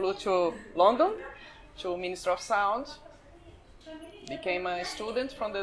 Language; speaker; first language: English; non-native, fluent; Portuguese